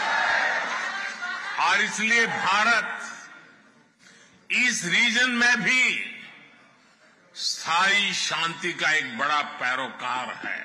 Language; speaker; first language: Hindi; non-native, local second language; Gujarati